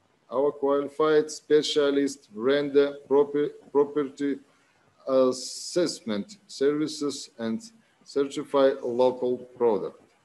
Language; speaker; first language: English; non-native, fluent; Russian